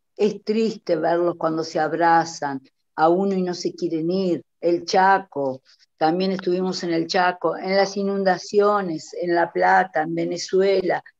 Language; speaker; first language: Spanish; non-native, fluent; Italian